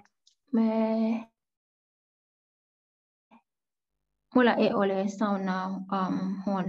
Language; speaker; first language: Finnish; non-native, learner; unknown